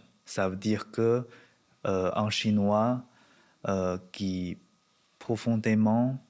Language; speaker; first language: French; non-native, learner; Chinese